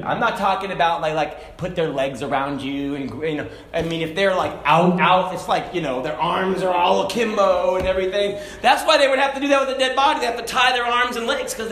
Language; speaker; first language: English; native; English